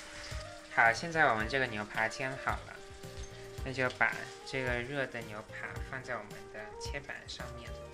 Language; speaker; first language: Chinese; native; Chinese